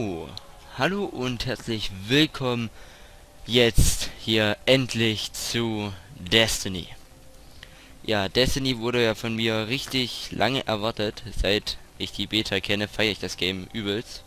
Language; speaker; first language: German; native; German